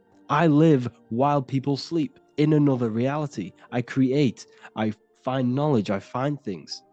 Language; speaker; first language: English; native; English